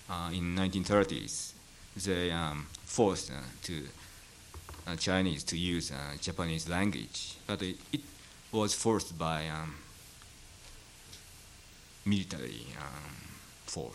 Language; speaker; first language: English; non-native, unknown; Japanese